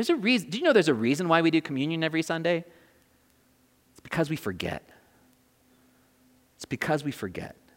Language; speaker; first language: English; native; English